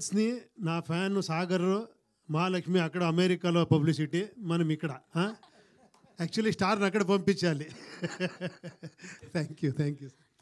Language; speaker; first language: Telugu; non-native, fluent; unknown